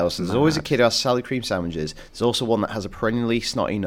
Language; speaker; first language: English; native; English